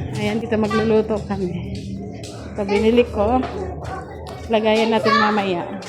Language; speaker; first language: Filipino; non-native, local second language; Bikol